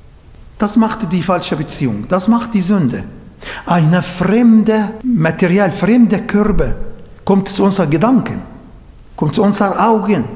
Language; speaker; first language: German; non-native, fluent; Arabic